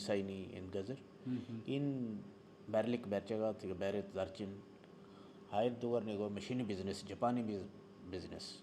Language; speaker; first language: Mongolian; non-native, learner; Urdu